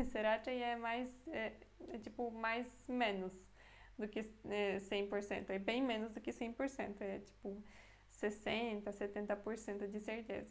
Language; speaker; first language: Portuguese; non-native, fluent; Polish